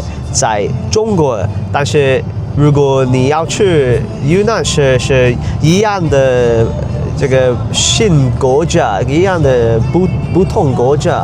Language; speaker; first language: Chinese; non-native, learner; English